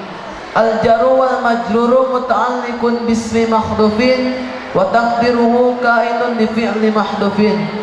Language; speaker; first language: Arabic; non-native, learner; Sundanese